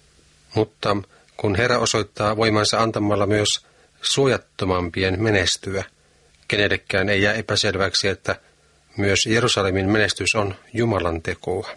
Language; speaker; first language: Finnish; native; Finnish